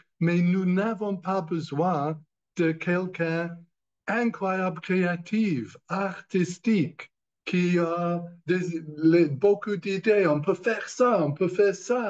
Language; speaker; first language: French; non-native, learner; English